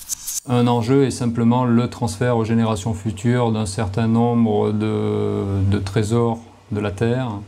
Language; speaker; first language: French; native; French